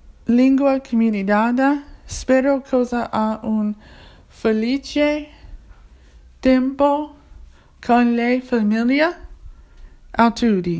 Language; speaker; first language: Italian; non-native, learner; English